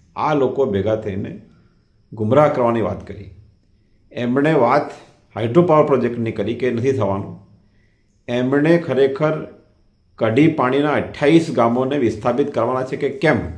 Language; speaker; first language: Gujarati; non-native, local second language; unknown